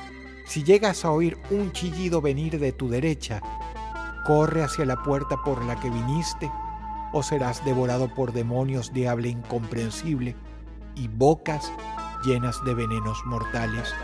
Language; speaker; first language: Spanish; native; Spanish